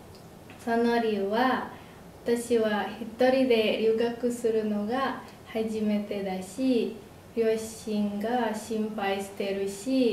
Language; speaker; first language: Japanese; non-native, learner; Indonesian